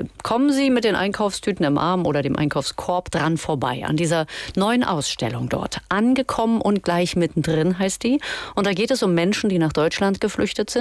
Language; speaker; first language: German; native; German